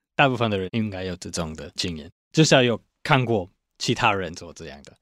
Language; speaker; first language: Chinese; non-native, fluent; English